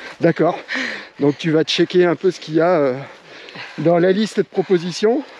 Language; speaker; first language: French; native; French